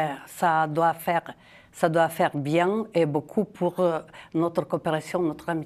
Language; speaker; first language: French; non-native, fluent; Ukrainian